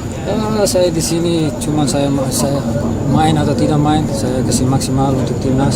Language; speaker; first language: Indonesian; non-native, fluent; Dutch